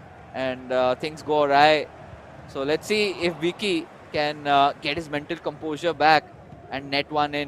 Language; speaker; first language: English; non-native, local second language; Hindi